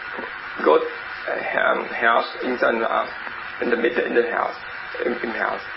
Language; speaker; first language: German; non-native, learner; Vietnamese